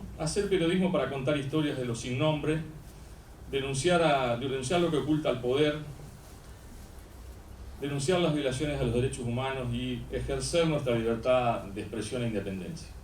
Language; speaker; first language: Spanish; native; Spanish